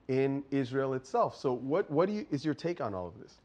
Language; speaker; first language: English; native; English